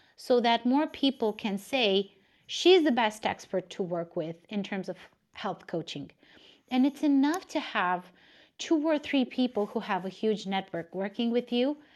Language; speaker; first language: English; non-native, fluent; Romanian